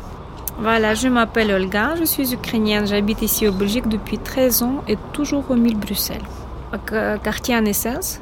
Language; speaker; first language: French; non-native, fluent; Ukrainian